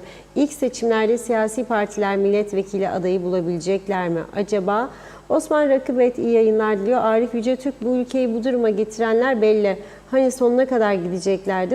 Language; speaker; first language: Turkish; native; Turkish